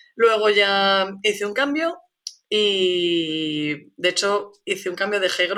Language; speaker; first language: Spanish; native; Spanish